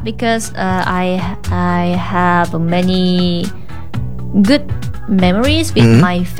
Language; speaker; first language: English; non-native, learner; Korean